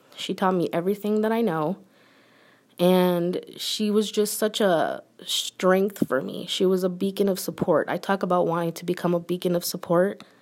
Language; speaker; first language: English; native; English